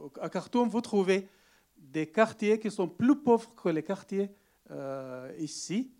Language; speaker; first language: French; non-native, learner; Arabic